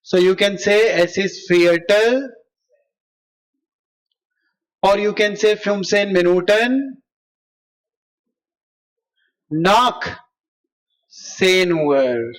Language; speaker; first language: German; non-native, learner; Hindi